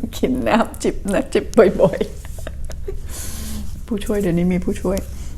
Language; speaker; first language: Thai; native; Thai